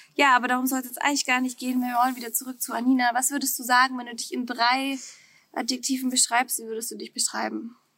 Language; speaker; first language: German; native; German